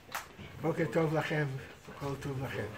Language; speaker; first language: Hebrew; non-native, fluent; English